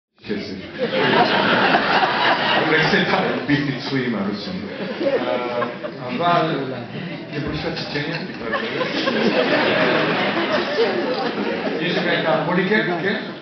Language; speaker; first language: Hebrew; non-native, fluent; Romanian